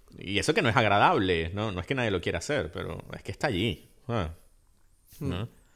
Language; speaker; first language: Spanish; native; Spanish